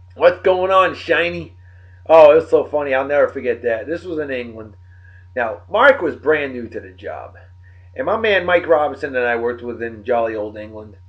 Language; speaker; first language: English; native; English